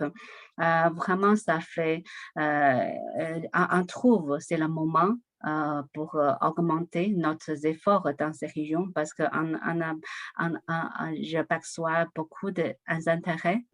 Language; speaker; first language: French; non-native, learner; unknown